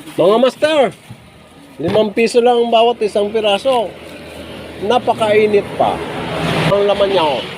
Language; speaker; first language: Filipino; non-native, local second language; Bikol